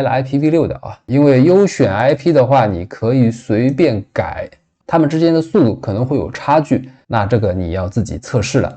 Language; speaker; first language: Chinese; native; Chinese